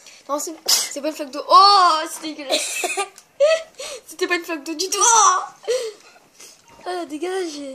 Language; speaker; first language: French; native; French